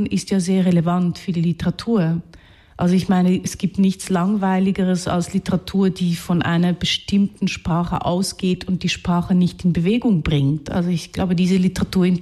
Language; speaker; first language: German; non-native, fluent; Hungarian